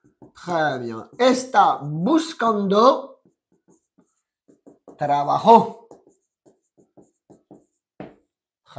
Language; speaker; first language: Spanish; non-native, fluent; French